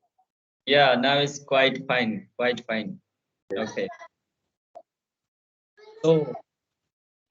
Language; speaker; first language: English; non-native, fluent; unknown